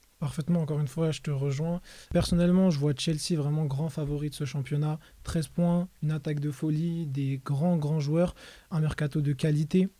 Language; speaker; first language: French; native; French